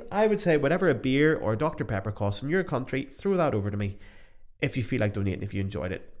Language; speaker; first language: English; native; English